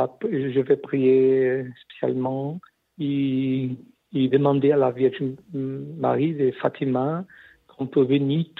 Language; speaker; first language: French; non-native, learner; Portuguese